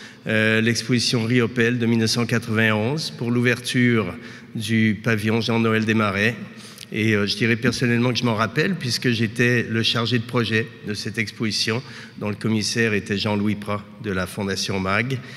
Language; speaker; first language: French; native; French